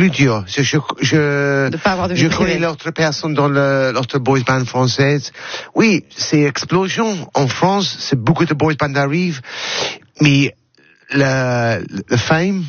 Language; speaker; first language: French; non-native, learner; English